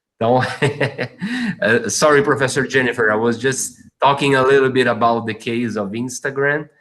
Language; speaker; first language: English; non-native, fluent; Portuguese